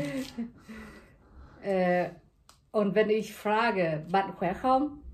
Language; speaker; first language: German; non-native, learner; Vietnamese